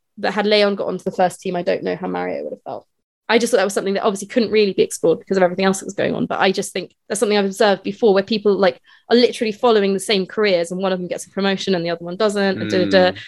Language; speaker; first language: English; native; English